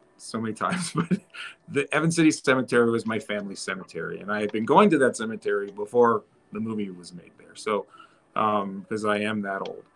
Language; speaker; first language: English; native; English